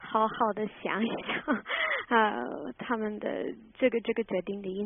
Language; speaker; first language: Chinese; non-native, fluent; English